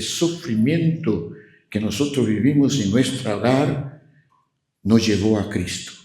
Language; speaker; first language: Spanish; non-native, fluent; Portuguese